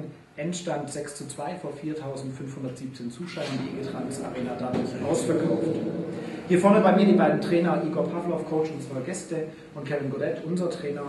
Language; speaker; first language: German; native; German